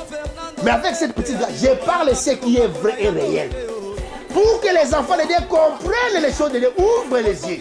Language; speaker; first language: French; non-native, local second language; Lingala